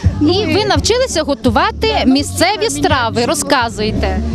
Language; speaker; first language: Ukrainian; native; Ukrainian